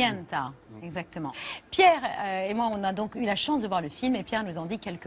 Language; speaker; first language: French; native; French